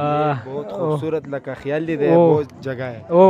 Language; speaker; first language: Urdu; non-native, local second language; Pashto